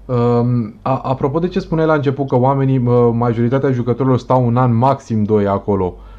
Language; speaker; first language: Romanian; native; Romanian